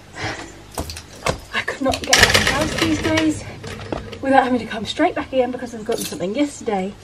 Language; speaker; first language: English; native; English